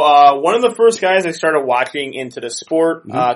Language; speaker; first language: English; native; English